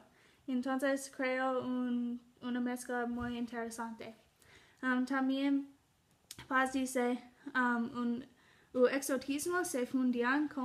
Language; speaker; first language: Spanish; non-native, learner; English